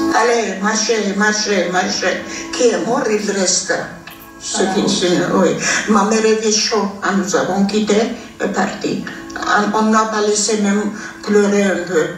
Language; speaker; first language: French; non-native, fluent; Armenian